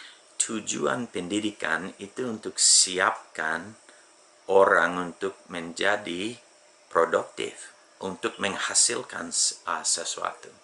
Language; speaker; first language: Indonesian; non-native, fluent; English